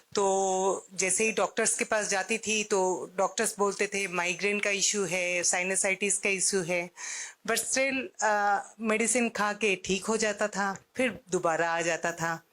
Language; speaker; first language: Hindi; non-native, local second language; Odia